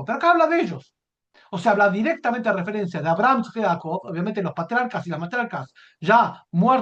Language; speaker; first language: Spanish; native; Spanish